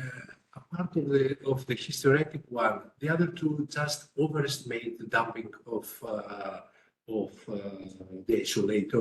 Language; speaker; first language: English; non-native, fluent; Greek